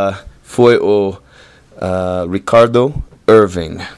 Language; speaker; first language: Portuguese; non-native, learner; English